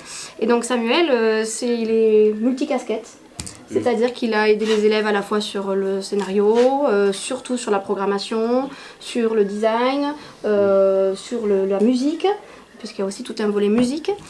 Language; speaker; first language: French; native; French